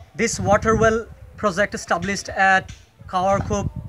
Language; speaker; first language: English; non-native, local second language; Bangla